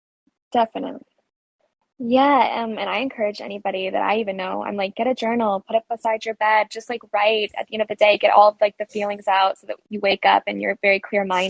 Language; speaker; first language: English; native; English